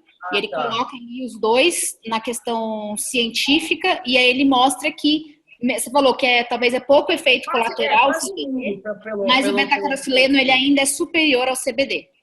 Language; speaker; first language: Portuguese; native; Portuguese